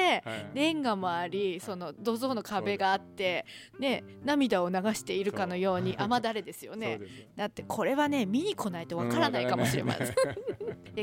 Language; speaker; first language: Japanese; native; Japanese